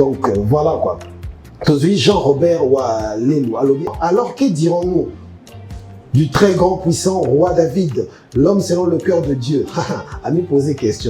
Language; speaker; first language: French; non-native, local second language; Lingala